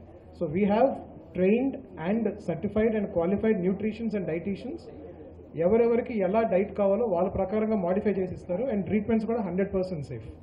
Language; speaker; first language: Telugu; native; Telugu